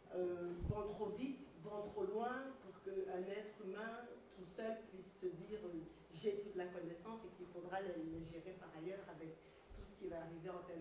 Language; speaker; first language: French; native; French